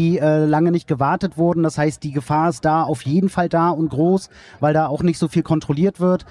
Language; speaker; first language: German; native; German